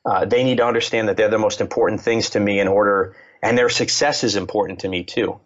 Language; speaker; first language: English; native; English